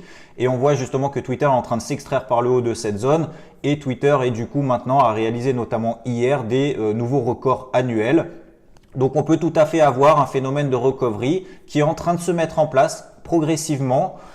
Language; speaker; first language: French; native; French